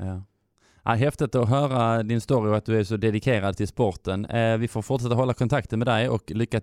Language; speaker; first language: Swedish; native; Swedish